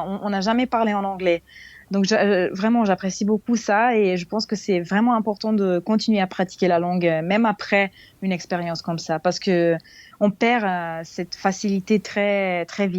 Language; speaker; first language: French; non-native, fluent; Serbian